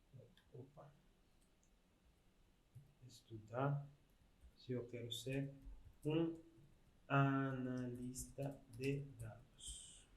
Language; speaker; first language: Portuguese; non-native, fluent; Spanish